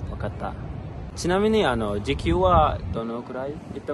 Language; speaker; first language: Japanese; non-native, fluent; Burmese